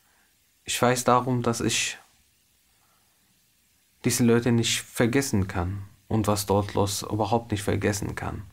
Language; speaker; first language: German; non-native, learner; Arabic